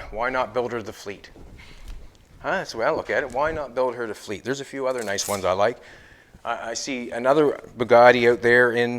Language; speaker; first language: English; native; English